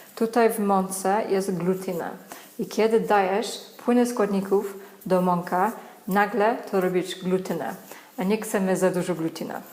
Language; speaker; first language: Polish; non-native, learner; English